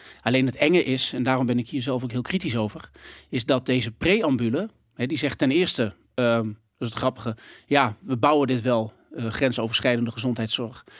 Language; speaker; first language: Dutch; native; Dutch